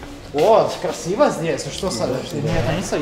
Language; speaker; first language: Russian; non-native, learner; Italian